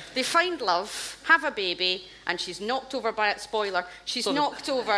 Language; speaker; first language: English; native; English